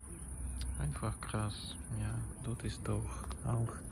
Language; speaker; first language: German; non-native, learner; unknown